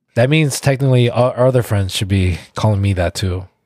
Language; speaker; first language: English; early bilingual, other home language; Korean